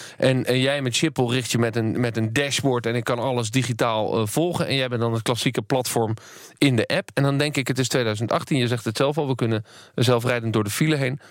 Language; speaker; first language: Dutch; native; Dutch